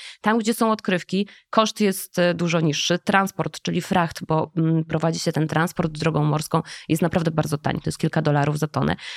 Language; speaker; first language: Polish; native; Polish